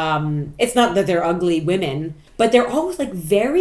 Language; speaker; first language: English; native; English